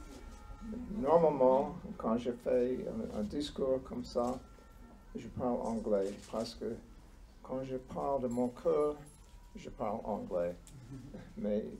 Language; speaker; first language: French; non-native, learner; English